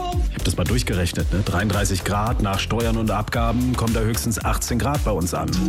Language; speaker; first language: German; native; German